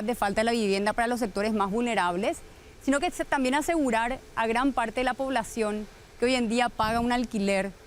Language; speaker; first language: Spanish; native; Spanish